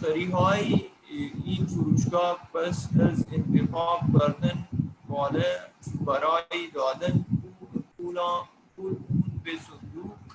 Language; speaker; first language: Persian; non-native, learner; Urdu